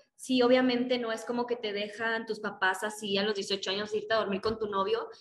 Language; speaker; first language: Spanish; native; Spanish